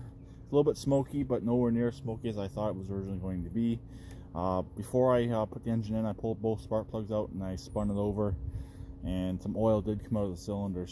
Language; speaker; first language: English; native; English